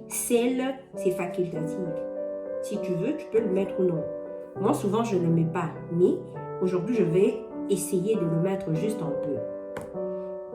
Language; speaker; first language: French; non-native, local second language; Lingala